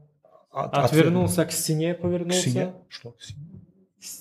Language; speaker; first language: Polish; non-native, learner; Ukrainian